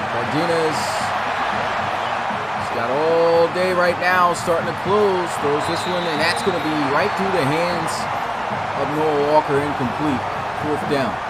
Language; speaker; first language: English; native; English